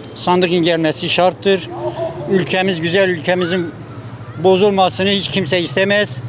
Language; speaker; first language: Turkish; native; Turkish